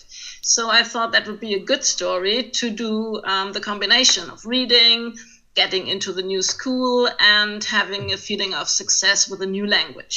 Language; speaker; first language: English; non-native, fluent; German